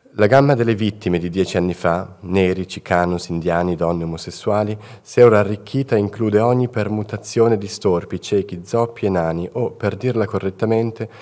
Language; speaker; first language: Italian; native; Italian